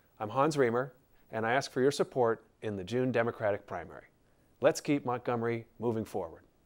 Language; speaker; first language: English; native; English